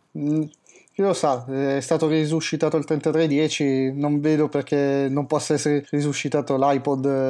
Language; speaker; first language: Italian; native; Italian